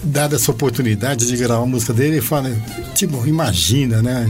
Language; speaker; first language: Portuguese; native; Portuguese